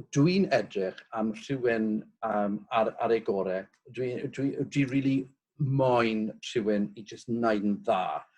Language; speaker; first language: Welsh; non-native, local second language; English